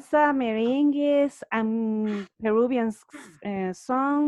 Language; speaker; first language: English; non-native, learner; Spanish